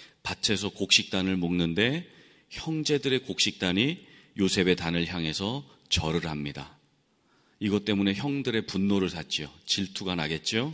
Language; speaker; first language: Korean; native; Korean